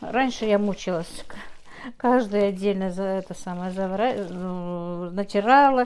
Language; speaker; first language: Russian; non-native, local second language; Chechen